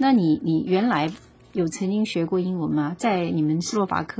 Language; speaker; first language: Chinese; native; Chinese